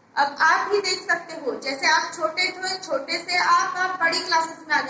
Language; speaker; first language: Hindi; non-native, local second language; Marathi